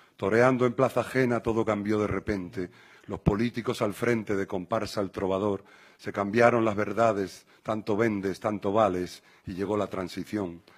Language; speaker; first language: Spanish; native; Spanish